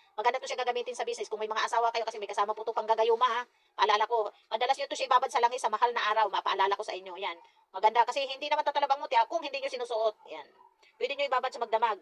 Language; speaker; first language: Filipino; non-native, local second language; Cebuano